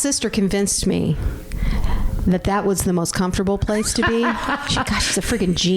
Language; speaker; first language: English; native; English